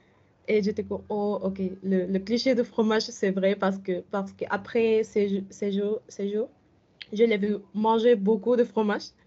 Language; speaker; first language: French; non-native, learner; Spanish